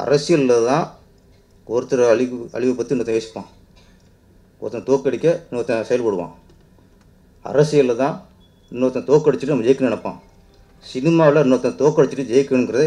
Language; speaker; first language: Tamil; native; Tamil